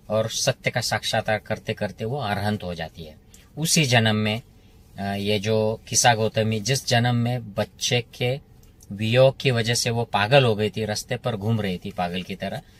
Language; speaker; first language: Hindi; non-native, local second language; Marathi